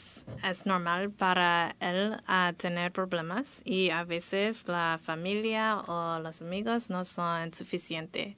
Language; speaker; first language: Spanish; non-native, learner; English